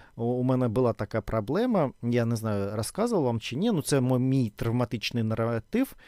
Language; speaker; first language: Ukrainian; non-native, local second language; Russian